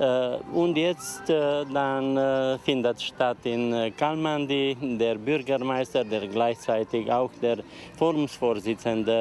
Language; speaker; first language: German; non-native, local second language; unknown